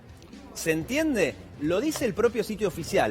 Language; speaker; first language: Spanish; native; Spanish